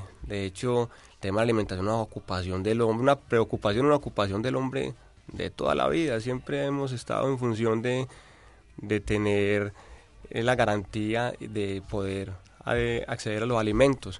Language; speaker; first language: Spanish; native; Spanish